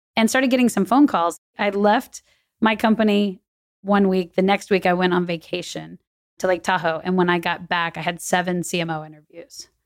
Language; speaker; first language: English; native; English